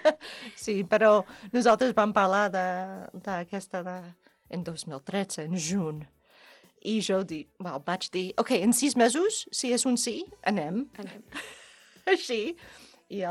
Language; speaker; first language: Catalan; non-native, learner; English